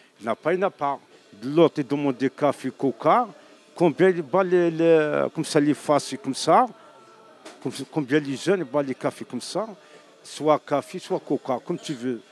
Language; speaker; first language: French; non-native, learner; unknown